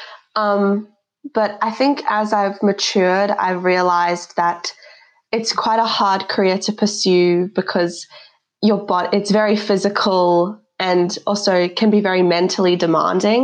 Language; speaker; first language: English; native; English